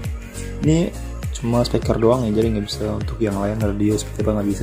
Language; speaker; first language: Indonesian; native; Indonesian